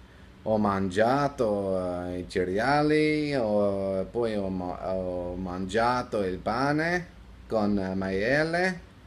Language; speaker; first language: Italian; non-native, learner; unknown